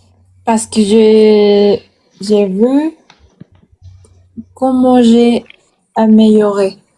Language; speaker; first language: French; non-native, learner; Spanish